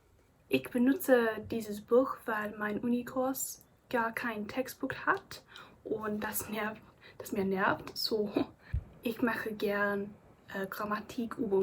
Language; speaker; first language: German; non-native, learner; English